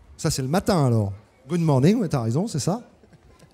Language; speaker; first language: French; native; French